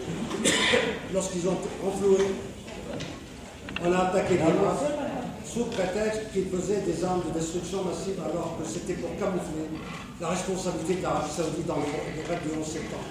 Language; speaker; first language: French; native; French